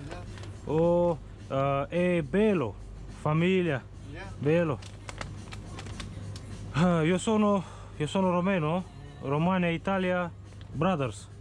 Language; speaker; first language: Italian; non-native, learner; Romanian